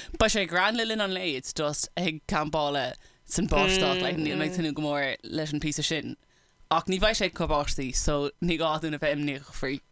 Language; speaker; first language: Irish; non-native, local second language; English